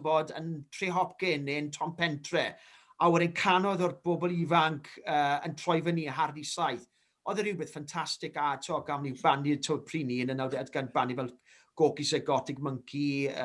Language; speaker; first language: Welsh; native; Welsh